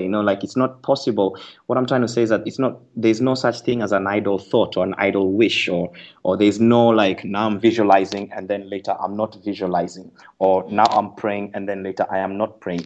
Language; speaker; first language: English; non-native, local second language; Kikuyu